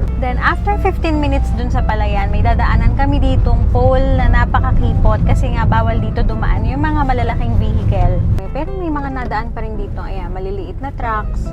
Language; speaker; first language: Filipino; native; Filipino